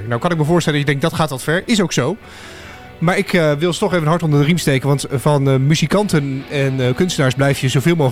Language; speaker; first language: Dutch; native; Dutch